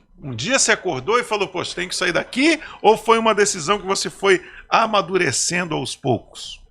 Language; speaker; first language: Portuguese; native; Portuguese